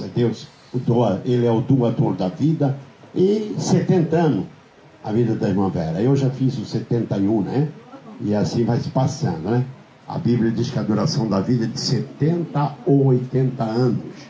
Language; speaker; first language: Portuguese; native; Portuguese